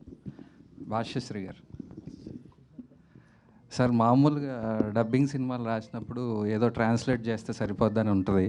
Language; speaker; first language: Telugu; native; Telugu